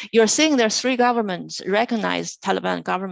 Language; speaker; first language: English; non-native, fluent; Chinese